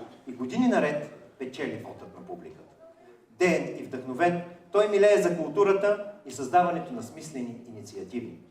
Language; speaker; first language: Bulgarian; native; Bulgarian